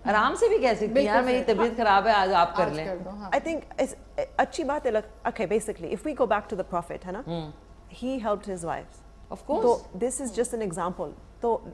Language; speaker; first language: Urdu; non-native, fluent; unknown